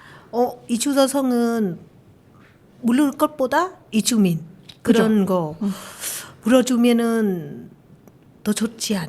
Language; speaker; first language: Korean; non-native, learner; Vietnamese